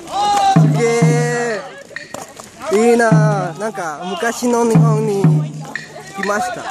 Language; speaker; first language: Japanese; non-native, learner; Spanish